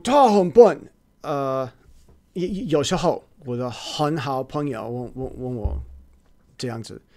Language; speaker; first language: Chinese; non-native, learner; English